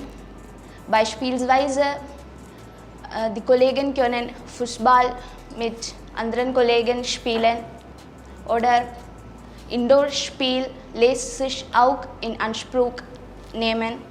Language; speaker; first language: German; non-native, fluent; Malayalam